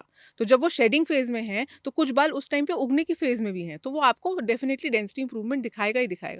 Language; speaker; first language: Hindi; native; Hindi